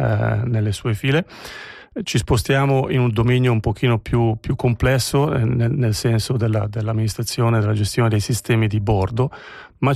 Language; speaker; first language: Italian; native; Italian